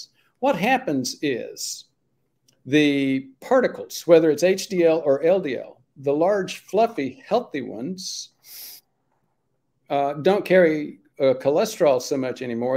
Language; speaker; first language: English; native; English